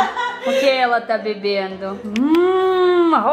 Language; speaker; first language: Portuguese; non-native, learner; Russian